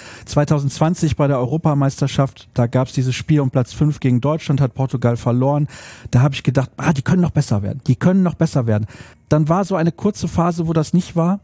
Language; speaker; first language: German; native; German